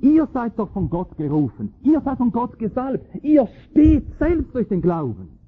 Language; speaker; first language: German; native; German